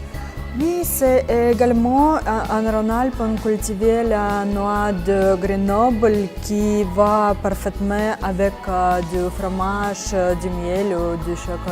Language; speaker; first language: French; non-native, fluent; Russian